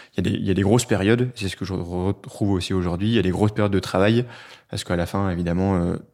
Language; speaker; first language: French; native; French